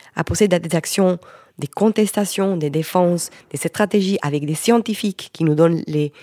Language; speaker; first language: French; non-native, fluent; Spanish